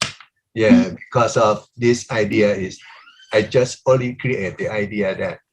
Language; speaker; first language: English; non-native, learner; Thai